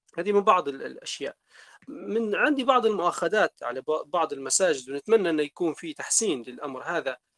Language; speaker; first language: Arabic; native; Arabic